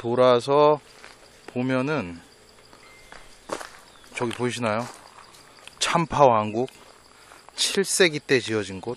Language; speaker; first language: Korean; native; Korean